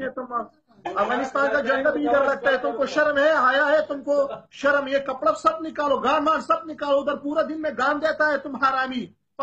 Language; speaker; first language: Hindi; non-native, learner; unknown